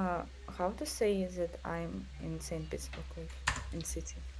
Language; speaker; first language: English; non-native, learner; Russian